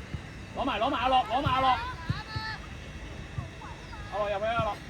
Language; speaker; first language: Cantonese; native; Cantonese